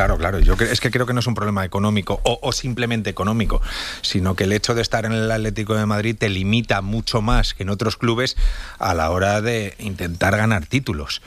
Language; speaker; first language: Spanish; native; Spanish